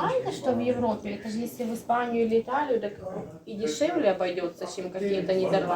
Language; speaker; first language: Russian; native; Russian